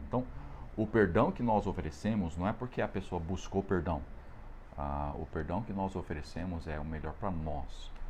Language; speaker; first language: Portuguese; non-native, fluent; English